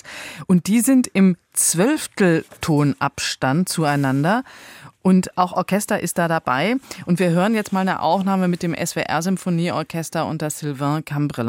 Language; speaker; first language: German; native; German